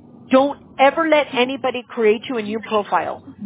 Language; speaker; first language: English; early bilingual, other home language; Spanish